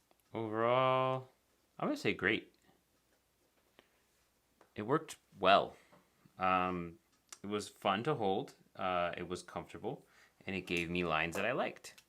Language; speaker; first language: English; native; English